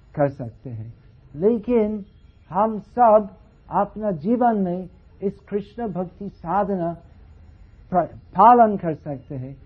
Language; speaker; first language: Hindi; non-native, fluent; English